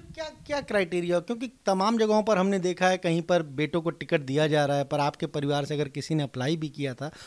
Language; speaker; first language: Hindi; native; Hindi